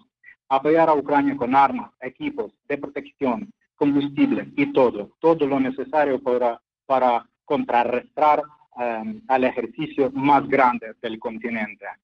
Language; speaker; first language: Spanish; non-native, fluent; Ukrainian